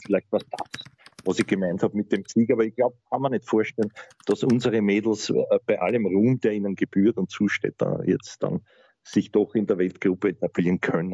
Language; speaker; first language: German; native; German